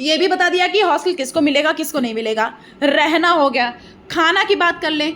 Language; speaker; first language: Hindi; native; Hindi